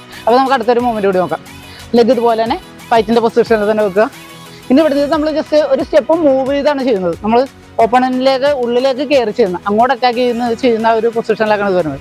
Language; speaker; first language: Malayalam; native; Malayalam